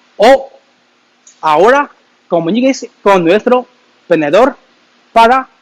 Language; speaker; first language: Spanish; non-native, learner; Chinese